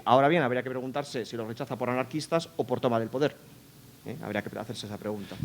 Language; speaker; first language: Spanish; native; Spanish